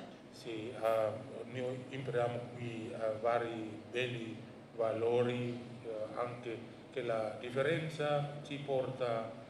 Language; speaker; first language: Italian; non-native, learner; Indonesian